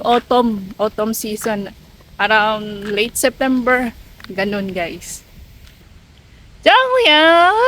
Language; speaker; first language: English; non-native, local second language; Cebuano